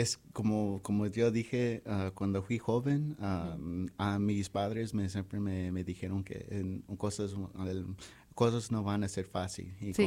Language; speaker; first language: Spanish; early bilingual, heritage; Spanish